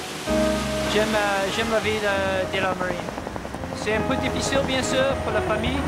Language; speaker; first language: French; non-native, learner; English